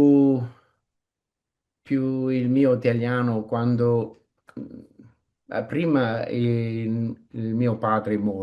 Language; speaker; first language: Italian; non-native, learner; English